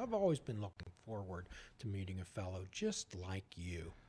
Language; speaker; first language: English; native; English